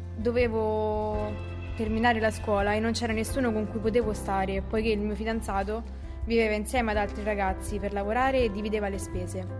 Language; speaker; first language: Italian; non-native, fluent; Albanian